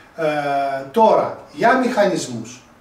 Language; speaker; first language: Greek; non-native, fluent; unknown